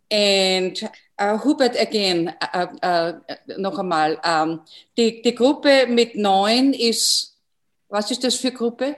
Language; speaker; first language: German; non-native, fluent; English